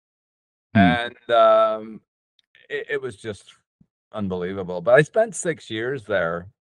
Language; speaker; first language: English; native; English